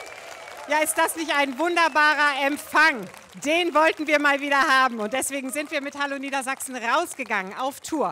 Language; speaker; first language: German; native; German